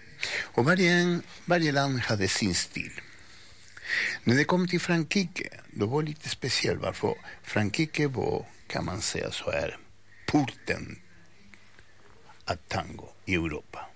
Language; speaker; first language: Swedish; non-native, fluent; Spanish